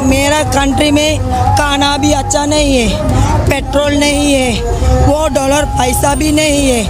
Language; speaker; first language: Hindi; non-native, learner; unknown